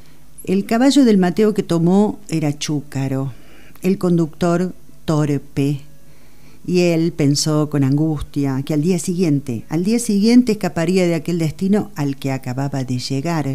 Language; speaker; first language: Spanish; native; Spanish